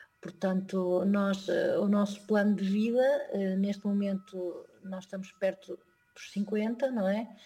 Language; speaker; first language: Portuguese; native; Portuguese